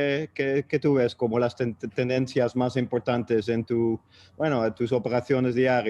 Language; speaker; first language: Spanish; non-native, fluent; Dutch